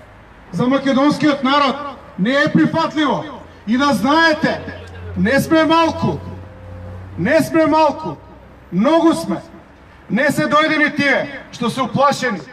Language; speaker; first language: Macedonian; native; Macedonian